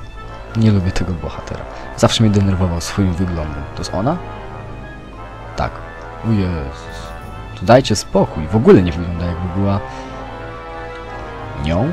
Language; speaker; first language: Polish; native; Polish